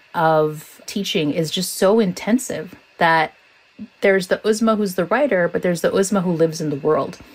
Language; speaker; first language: English; native; English